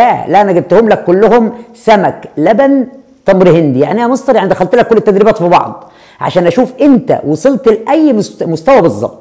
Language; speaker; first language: Arabic; native; Arabic